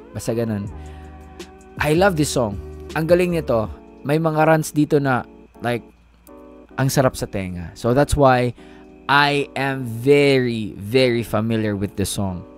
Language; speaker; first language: Filipino; non-native, local second language; Cebuano